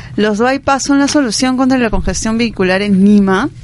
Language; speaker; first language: Spanish; native; Spanish